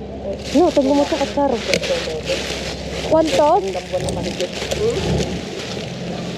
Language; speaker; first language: Spanish; non-native, learner; Filipino